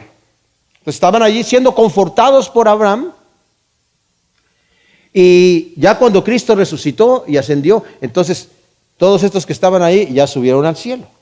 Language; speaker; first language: Spanish; native; Spanish